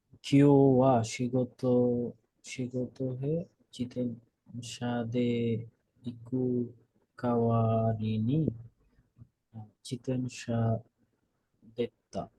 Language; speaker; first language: Japanese; non-native, learner; Bangla